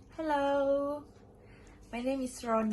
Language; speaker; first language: English; non-native, local second language; Malay